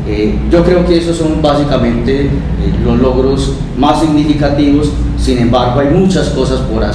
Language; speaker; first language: Spanish; native; Spanish